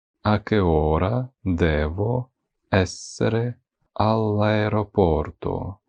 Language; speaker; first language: Italian; non-native, fluent; Ukrainian